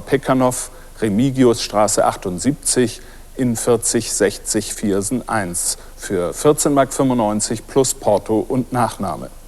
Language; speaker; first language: German; native; German